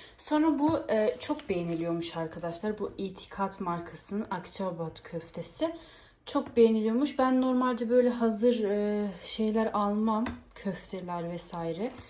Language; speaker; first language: Turkish; early bilingual, heritage; Turkish